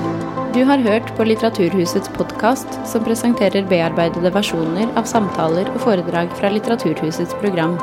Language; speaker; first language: Norwegian; native; Norwegian